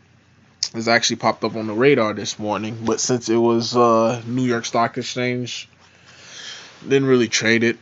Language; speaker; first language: English; native; English